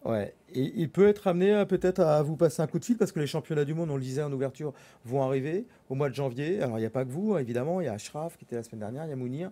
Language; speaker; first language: French; native; French